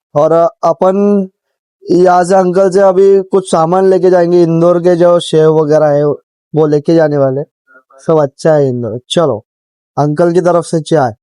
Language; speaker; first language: Hindi; non-native, local second language; Marathi